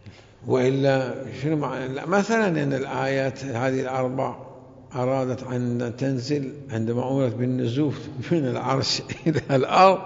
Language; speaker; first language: Arabic; native; Arabic